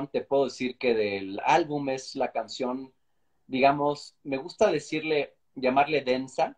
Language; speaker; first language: Spanish; native; Spanish